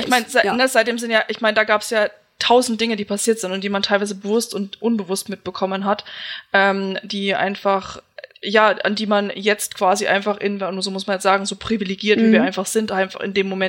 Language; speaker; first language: German; native; German